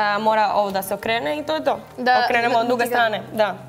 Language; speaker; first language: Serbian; non-native, learner; Spanish